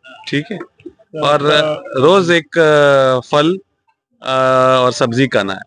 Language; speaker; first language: Hindi; non-native, local second language; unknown